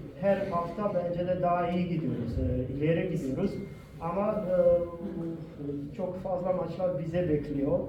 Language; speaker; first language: Turkish; non-native, fluent; Bosnian